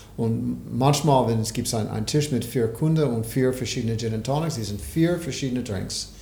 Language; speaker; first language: German; non-native, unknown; English